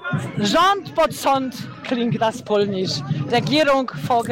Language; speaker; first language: German; non-native, fluent; Polish